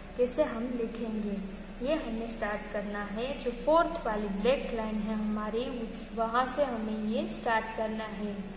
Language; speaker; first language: Hindi; non-native, local second language; Gujarati